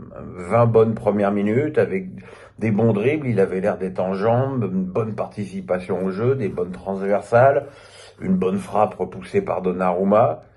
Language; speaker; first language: French; native; French